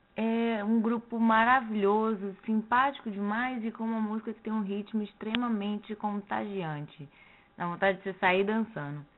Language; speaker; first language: Portuguese; native; Portuguese